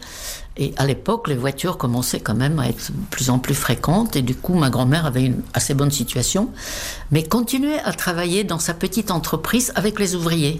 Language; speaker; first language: French; non-native, fluent; Czech